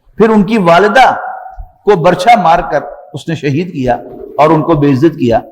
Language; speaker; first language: Urdu; non-native, local second language; Punjabi